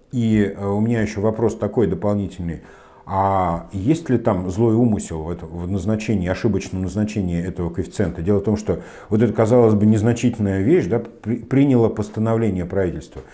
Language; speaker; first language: Russian; native; Russian